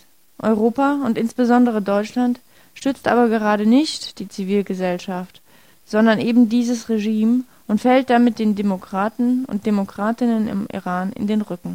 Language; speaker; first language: German; native; German